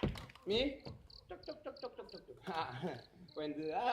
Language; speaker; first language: English; non-native, fluent; French